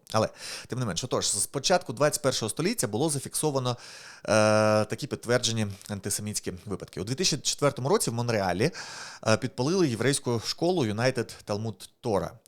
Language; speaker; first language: Ukrainian; native; Ukrainian